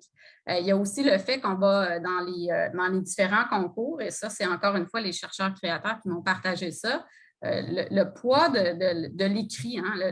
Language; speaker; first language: French; native; French